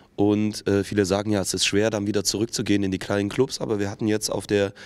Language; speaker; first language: German; native; German